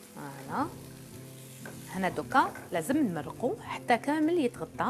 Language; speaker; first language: Arabic; native; Arabic